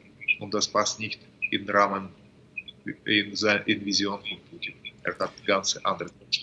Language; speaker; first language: German; non-native, fluent; Russian